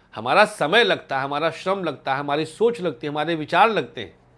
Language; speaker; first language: Hindi; native; Hindi